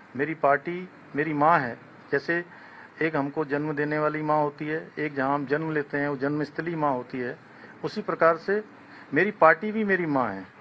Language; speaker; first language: Hindi; native; Hindi